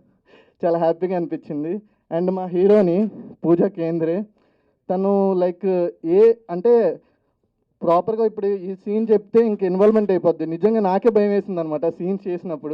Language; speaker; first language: Telugu; native; Telugu